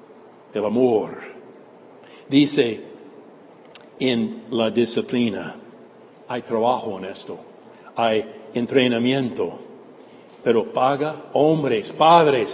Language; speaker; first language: Spanish; non-native, fluent; English